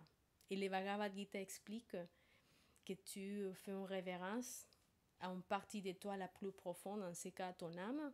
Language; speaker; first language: French; non-native, fluent; Spanish